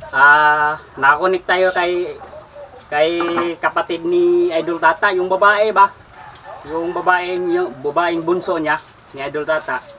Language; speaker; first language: Filipino; native; Filipino